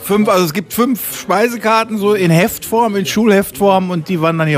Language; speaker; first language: German; native; German